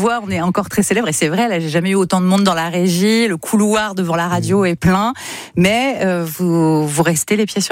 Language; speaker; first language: French; native; French